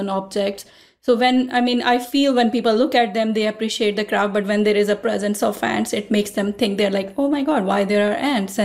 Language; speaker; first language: English; non-native, local second language; Urdu